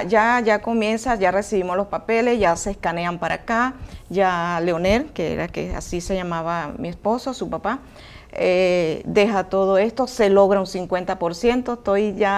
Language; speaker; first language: Spanish; native; Spanish